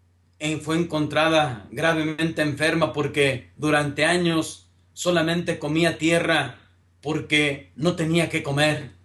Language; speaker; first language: Spanish; native; Spanish